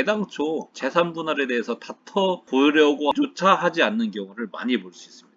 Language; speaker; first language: Korean; native; Korean